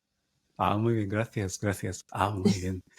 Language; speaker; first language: Spanish; non-native, fluent; Japanese